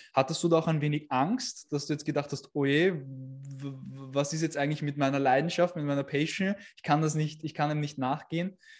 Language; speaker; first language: German; native; German